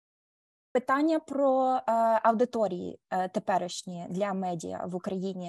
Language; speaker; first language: Ukrainian; early bilingual, heritage; Ukrainian